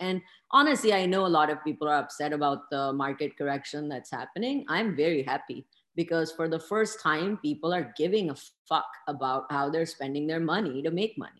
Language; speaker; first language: English; non-native, local second language; Urdu